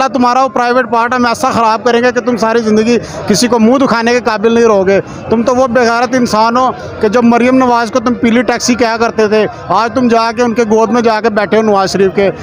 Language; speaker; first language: Urdu; non-native, local second language; Punjabi